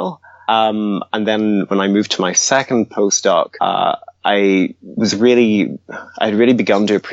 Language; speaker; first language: English; native; English